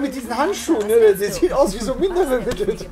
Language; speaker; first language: German; native; German